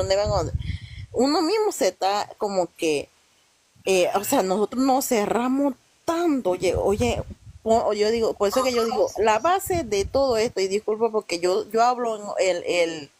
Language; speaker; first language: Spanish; non-native, local second language; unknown